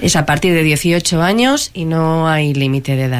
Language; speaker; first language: Spanish; native; Spanish